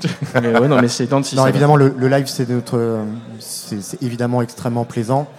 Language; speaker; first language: French; native; French